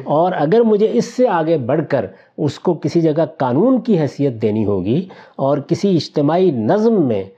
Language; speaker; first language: Urdu; non-native, local second language; Punjabi